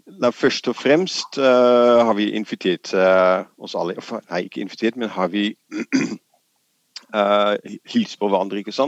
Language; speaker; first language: Norwegian; non-native, fluent; Dutch